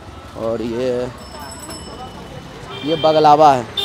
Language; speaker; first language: Hindi; non-native, learner; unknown